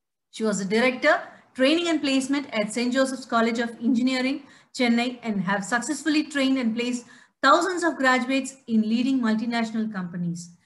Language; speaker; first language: English; non-native, local second language; Tamil